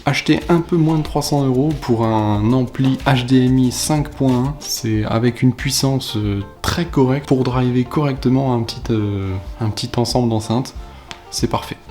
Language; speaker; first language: French; native; French